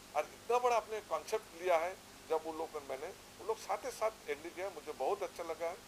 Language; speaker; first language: Hindi; non-native, local second language; Assamese